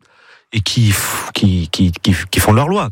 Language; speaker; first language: French; native; French